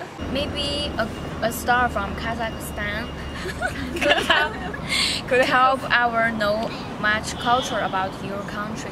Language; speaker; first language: English; non-native, learner; Chinese